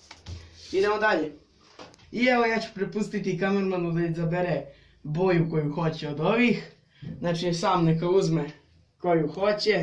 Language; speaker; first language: Serbian; native; Serbian